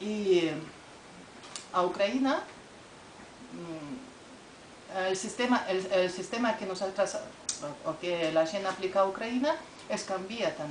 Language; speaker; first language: Catalan; non-native, fluent; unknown